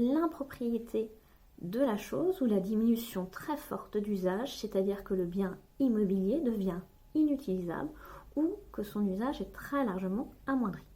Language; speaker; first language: French; native; French